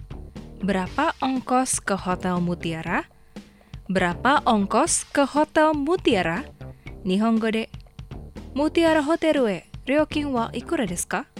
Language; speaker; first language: Japanese; non-native, fluent; Indonesian